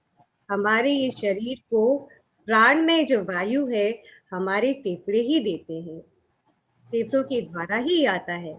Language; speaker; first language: Hindi; native; Hindi